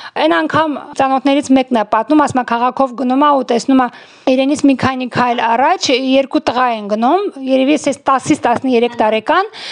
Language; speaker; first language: Armenian; native; Armenian